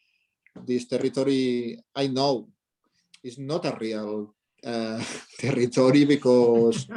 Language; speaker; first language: English; non-native, learner; Catalan